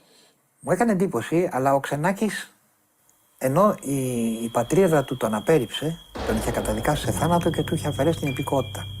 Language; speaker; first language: Greek; native; Greek